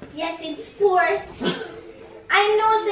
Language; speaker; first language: English; early bilingual, heritage; English